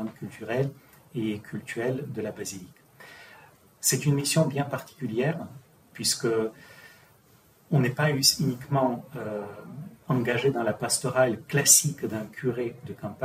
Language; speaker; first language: French; non-native, fluent; Ukrainian